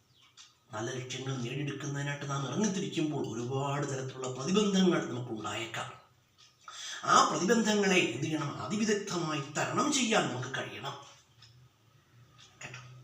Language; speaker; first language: Malayalam; native; Malayalam